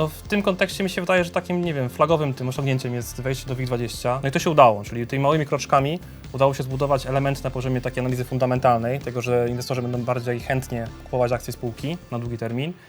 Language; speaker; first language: Polish; native; Polish